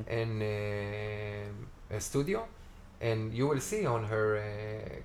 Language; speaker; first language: English; non-native, fluent; Hebrew